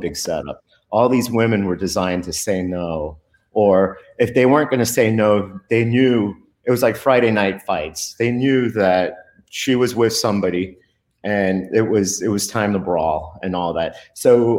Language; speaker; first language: English; early bilingual, other home language; Spanish